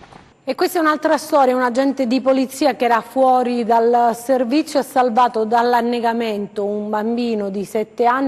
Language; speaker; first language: Italian; native; Italian